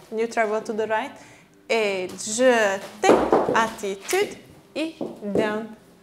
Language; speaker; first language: English; non-native, fluent; Hungarian